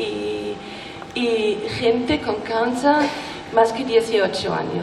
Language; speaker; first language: Spanish; non-native, learner; German